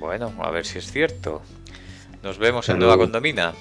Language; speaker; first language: Spanish; native; Spanish